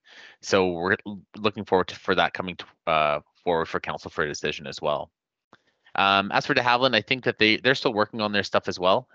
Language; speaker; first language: English; native; English